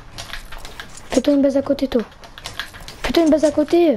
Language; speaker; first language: French; native; French